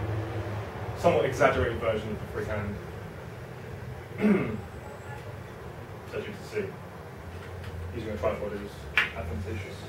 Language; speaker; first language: English; native; English